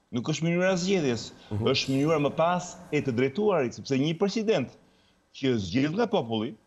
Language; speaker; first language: Albanian; native; Albanian